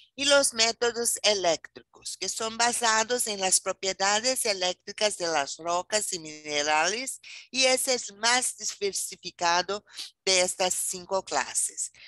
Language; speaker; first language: Spanish; non-native, fluent; Portuguese